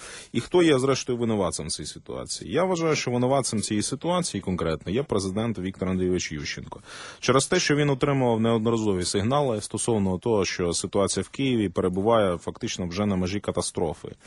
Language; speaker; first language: Ukrainian; native; Ukrainian